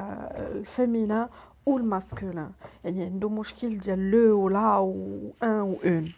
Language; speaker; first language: Arabic; native; Arabic